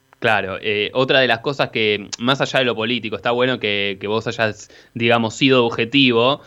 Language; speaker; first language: Spanish; native; Spanish